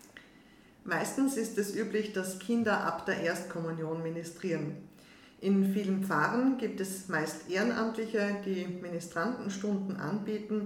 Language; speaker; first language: German; native; German